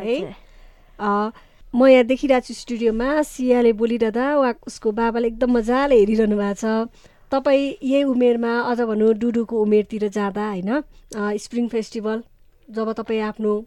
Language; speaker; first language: Nepali; native; Nepali